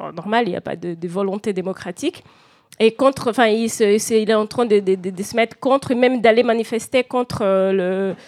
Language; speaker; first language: French; non-native, fluent; Portuguese